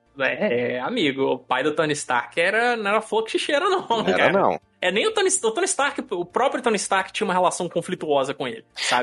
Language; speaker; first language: Portuguese; native; Portuguese